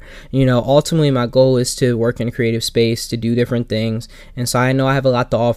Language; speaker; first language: English; native; English